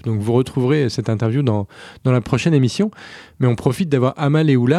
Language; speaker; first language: French; native; French